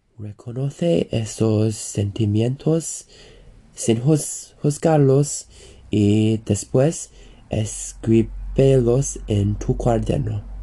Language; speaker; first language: Spanish; non-native, learner; English